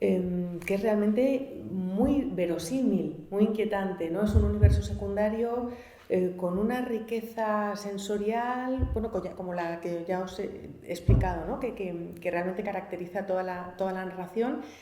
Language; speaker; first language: Spanish; native; Spanish